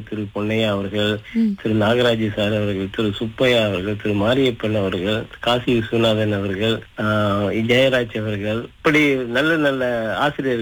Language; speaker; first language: Tamil; early bilingual, heritage; Tamil